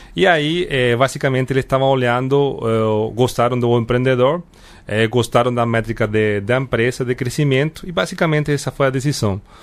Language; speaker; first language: Portuguese; non-native, fluent; Spanish